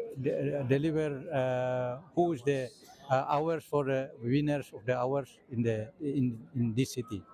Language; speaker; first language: English; non-native, learner; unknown